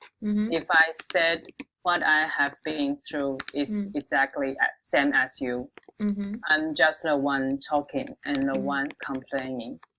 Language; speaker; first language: English; non-native, local second language; Chinese